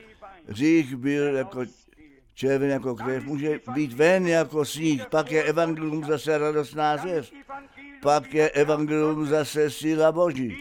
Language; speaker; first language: Czech; non-native, fluent; German